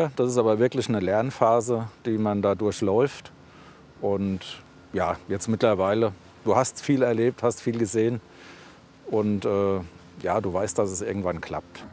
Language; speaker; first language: German; native; German